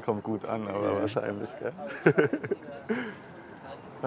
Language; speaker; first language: German; native; German